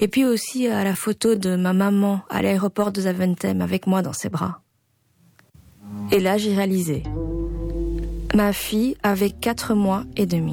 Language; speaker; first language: French; native; French